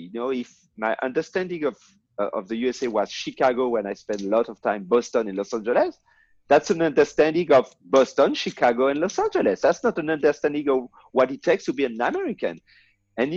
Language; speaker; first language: English; non-native, fluent; French